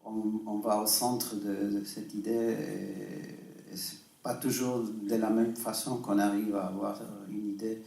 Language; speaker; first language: French; non-native, fluent; Spanish